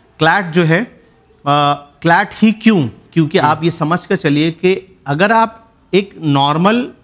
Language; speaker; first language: Hindi; native; Hindi